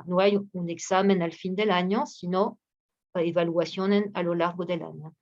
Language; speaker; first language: Spanish; non-native, fluent; French